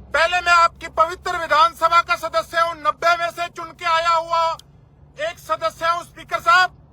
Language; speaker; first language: Hindi; non-native, local second language; Punjabi